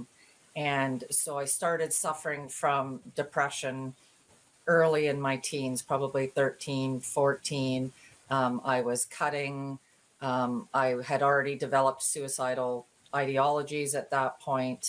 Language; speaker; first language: English; native; English